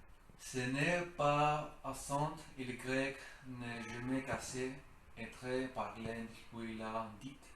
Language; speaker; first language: French; non-native, learner; Greek